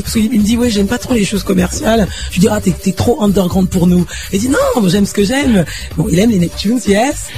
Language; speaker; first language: French; native; French